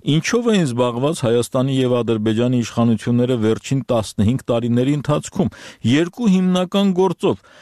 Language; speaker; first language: Armenian; native; Armenian